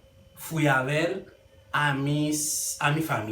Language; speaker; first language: Spanish; non-native, fluent; Haitian Creole